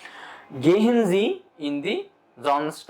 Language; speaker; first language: German; non-native, fluent; Bangla